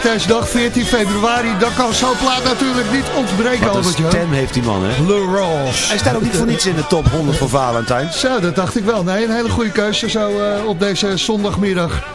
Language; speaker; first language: Dutch; native; Dutch